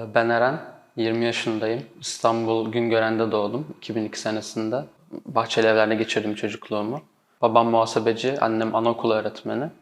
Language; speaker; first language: Turkish; native; Turkish